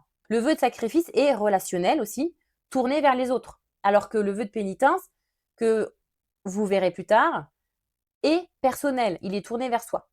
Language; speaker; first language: French; native; French